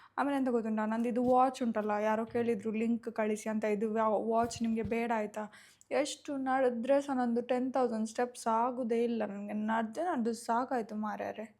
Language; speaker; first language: Kannada; non-native, local second language; Tulu